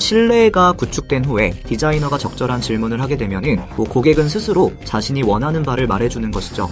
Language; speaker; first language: Korean; native; Korean